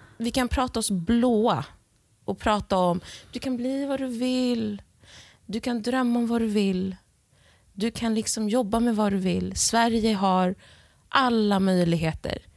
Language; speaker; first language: Swedish; early bilingual, other home language; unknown